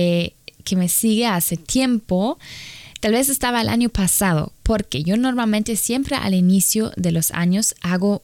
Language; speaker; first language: Spanish; non-native, fluent; German